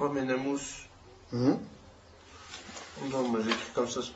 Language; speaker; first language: Arabic; non-native, learner; French